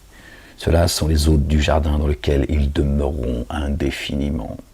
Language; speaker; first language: French; native; French